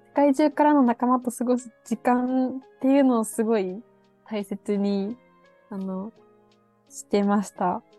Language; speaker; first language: Japanese; native; Japanese